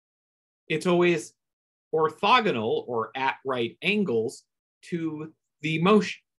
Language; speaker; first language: English; native; English